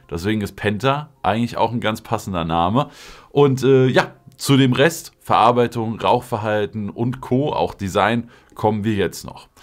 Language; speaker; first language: German; native; German